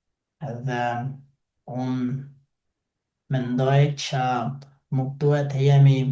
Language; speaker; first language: Albanian; non-native, fluent; English